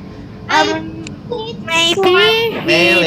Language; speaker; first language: English; non-native, learner; Indonesian